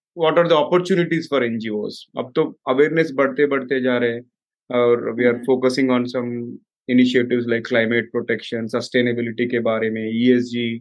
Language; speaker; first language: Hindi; non-native, local second language; Telugu